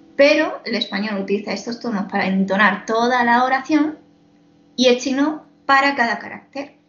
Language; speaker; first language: Spanish; non-native, fluent; Chinese